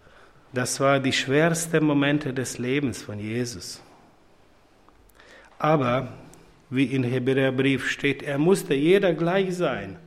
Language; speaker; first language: German; non-native, fluent; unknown